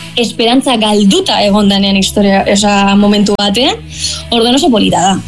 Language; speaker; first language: Basque; native; Basque